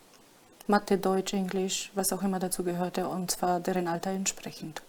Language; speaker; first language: German; non-native, fluent; Romany